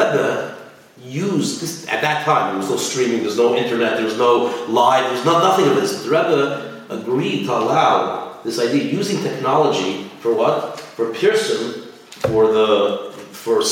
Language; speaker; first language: English; native; English